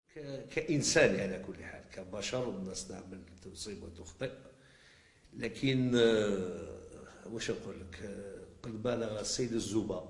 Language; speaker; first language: Arabic; native; Arabic